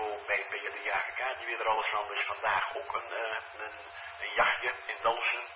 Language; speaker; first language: Dutch; native; Dutch